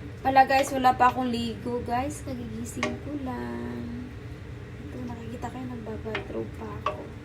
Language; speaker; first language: Filipino; native; Filipino